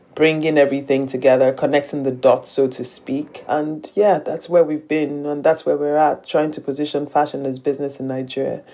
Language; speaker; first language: English; non-native, local second language; Yoruba